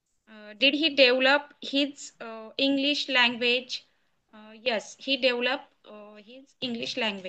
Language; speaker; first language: English; non-native, learner; Marathi